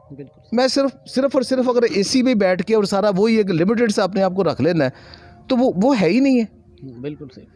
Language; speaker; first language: Urdu; non-native, local second language; Punjabi